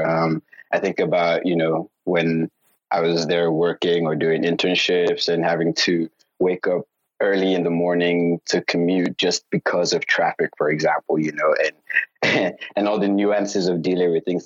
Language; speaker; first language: English; non-native, local second language; Yoruba